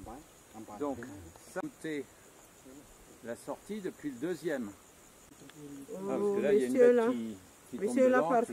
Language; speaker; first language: French; native; French